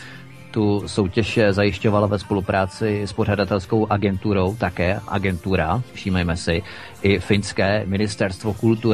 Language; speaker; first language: Czech; native; Czech